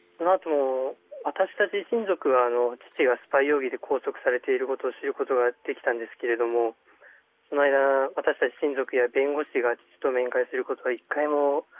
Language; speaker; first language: Japanese; early bilingual, other home language; Chinese